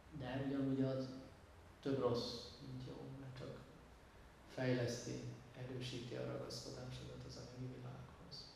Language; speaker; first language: Hungarian; native; Hungarian